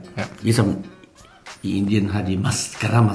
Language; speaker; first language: Danish; non-native, fluent; Chinese